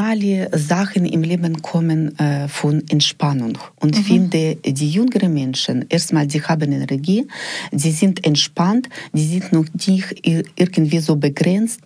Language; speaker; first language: German; non-native, fluent; Ukrainian